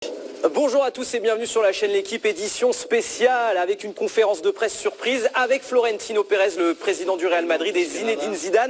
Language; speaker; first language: French; native; French